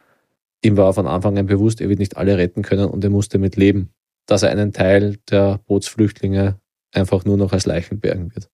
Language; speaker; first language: German; native; German